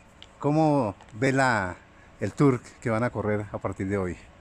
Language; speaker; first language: Spanish; native; Spanish